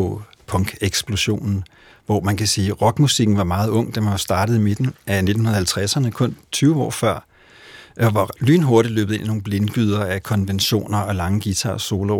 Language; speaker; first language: Danish; native; Danish